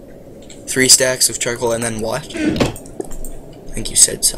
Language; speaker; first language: English; native; English